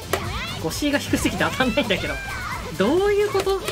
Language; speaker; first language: Japanese; native; Japanese